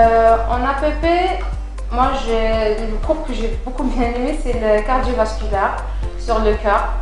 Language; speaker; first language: French; non-native, local second language; Kabyle